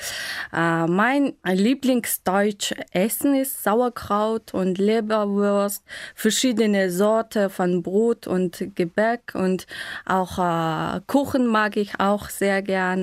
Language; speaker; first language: German; non-native, fluent; Mongolian